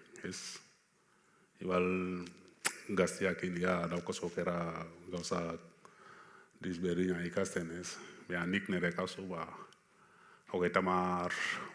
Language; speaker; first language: Basque; non-native, learner; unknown